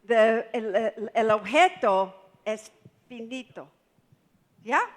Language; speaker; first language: Spanish; non-native, learner; English